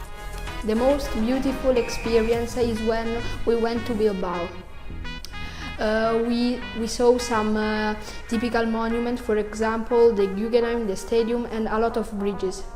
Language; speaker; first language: English; non-native, learner; Italian